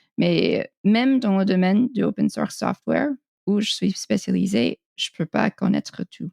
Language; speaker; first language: French; non-native, fluent; English